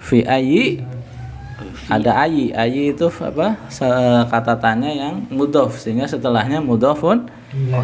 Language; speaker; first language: Indonesian; native; Indonesian